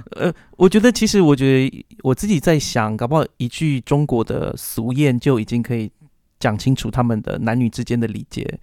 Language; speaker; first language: Chinese; native; Chinese